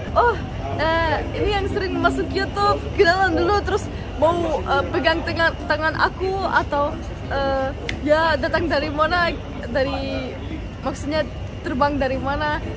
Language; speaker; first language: Indonesian; early bilingual, other home language; Russian